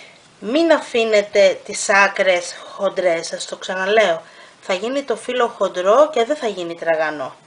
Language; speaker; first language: Greek; native; Greek